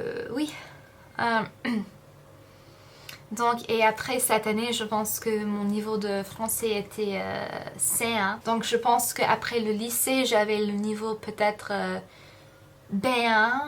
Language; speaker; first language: French; non-native, fluent; English